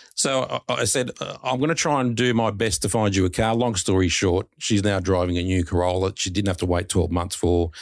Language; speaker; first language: English; native; English